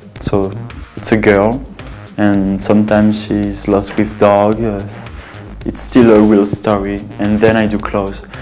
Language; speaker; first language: English; non-native, fluent; French